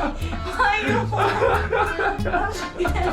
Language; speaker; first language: English; non-native, learner; Thai